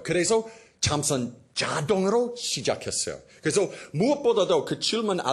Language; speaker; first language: Korean; non-native, fluent; English